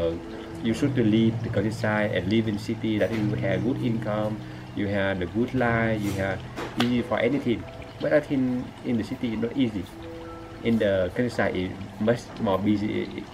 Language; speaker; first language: English; non-native, learner; Vietnamese